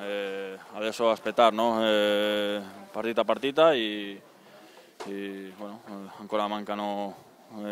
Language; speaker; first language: Italian; non-native, learner; Spanish